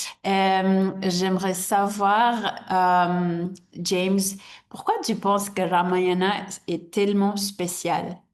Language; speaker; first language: French; non-native, fluent; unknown